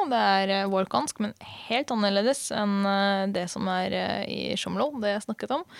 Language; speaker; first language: Norwegian; non-native, fluent; Hungarian